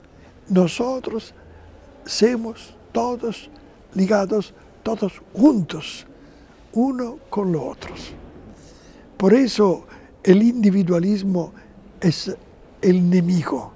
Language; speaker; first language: Spanish; non-native, fluent; Italian